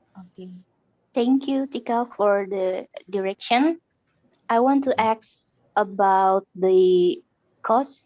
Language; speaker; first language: English; non-native, learner; Indonesian